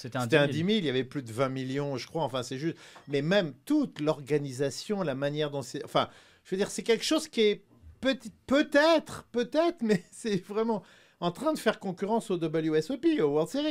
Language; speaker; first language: French; native; French